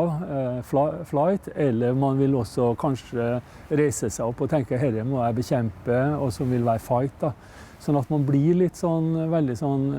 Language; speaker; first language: Norwegian; native; Norwegian